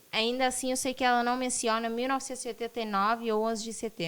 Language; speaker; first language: Portuguese; native; Portuguese